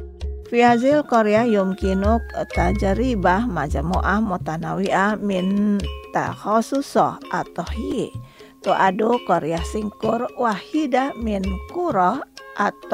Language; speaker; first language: Arabic; non-native, fluent; Indonesian